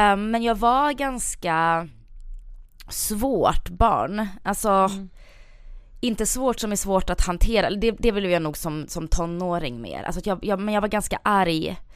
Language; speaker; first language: Swedish; early bilingual, other home language; Bosnian